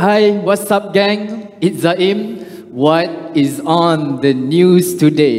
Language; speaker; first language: English; non-native, local second language; Malay